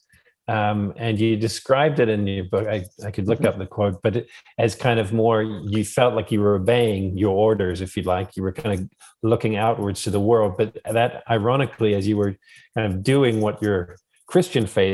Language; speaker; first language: English; native; English